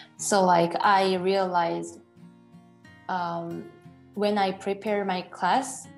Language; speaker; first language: English; non-native, fluent; Korean